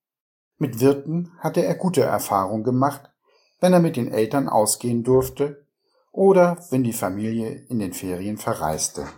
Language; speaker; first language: German; native; German